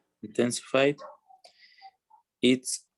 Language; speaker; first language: English; non-native, learner; Spanish